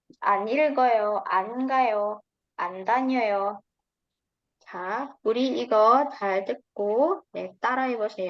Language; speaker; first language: Korean; non-native, fluent; Indonesian